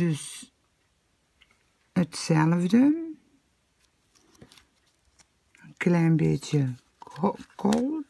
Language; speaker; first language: Dutch; native; Dutch